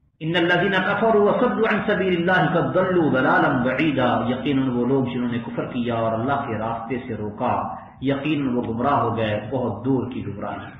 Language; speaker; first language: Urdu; native; Urdu